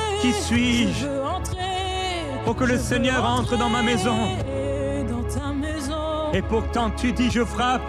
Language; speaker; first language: French; native; French